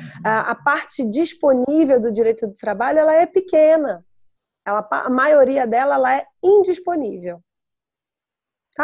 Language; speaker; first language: Portuguese; native; Portuguese